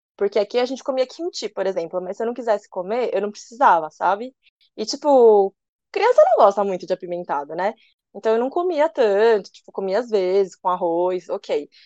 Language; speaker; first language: Portuguese; early bilingual, other home language; Korean